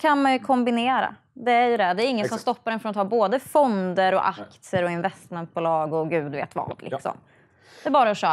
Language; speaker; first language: Swedish; native; Swedish